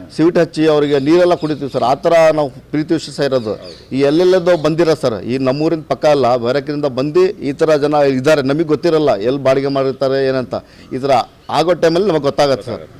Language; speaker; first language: Kannada; non-native, local second language; Urdu